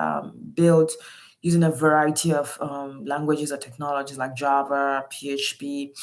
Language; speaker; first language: English; non-native, local second language; Yoruba